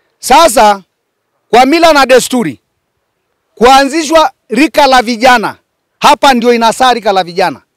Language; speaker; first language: Swahili; non-native, local second language; Masai